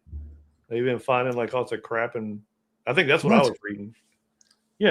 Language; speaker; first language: English; native; English